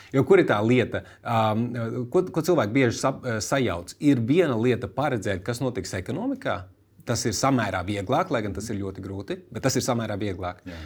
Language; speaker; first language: Latvian; native; Latvian